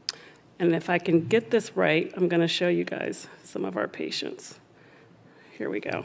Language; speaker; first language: English; native; English